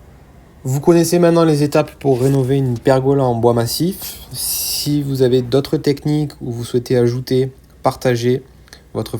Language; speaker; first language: French; native; French